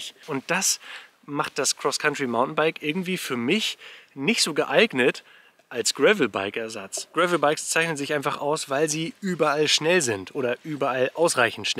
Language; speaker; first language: German; native; German